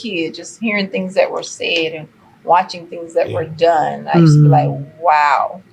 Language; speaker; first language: English; native; English